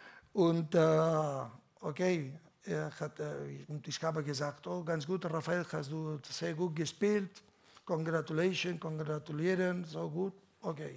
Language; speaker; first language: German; non-native, learner; Catalan